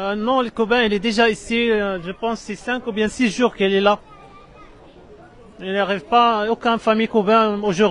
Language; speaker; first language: French; non-native, learner; Arabic